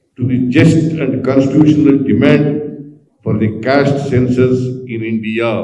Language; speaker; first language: English; non-native, local second language; Kannada